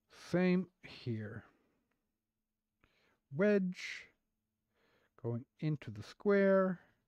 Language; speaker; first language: English; non-native, fluent; Norwegian